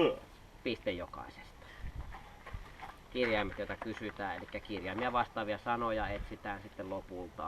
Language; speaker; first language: Finnish; native; Finnish